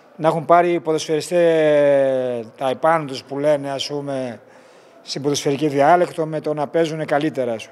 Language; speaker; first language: Greek; native; Greek